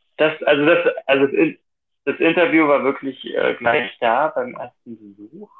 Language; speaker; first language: German; native; German